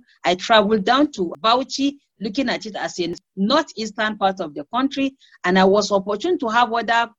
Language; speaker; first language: English; non-native, local second language; Hausa